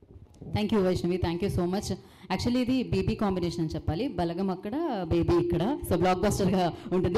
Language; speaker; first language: Telugu; native; Telugu